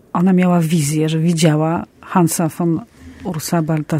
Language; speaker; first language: Polish; native; Polish